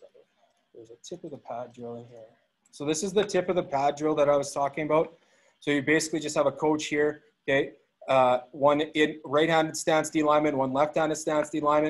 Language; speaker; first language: English; native; English